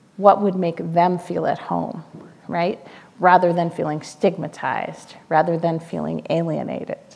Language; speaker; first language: English; native; English